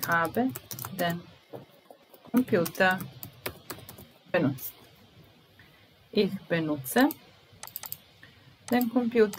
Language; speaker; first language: German; non-native, fluent; Serbian